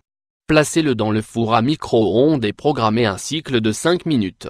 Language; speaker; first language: French; native; French